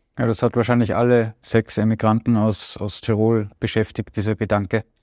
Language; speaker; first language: German; native; German